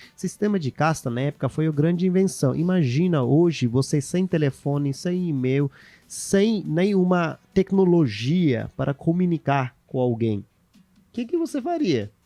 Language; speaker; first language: Portuguese; non-native, fluent; Hindi